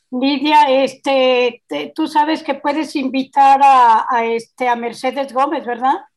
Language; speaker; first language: Spanish; native; Spanish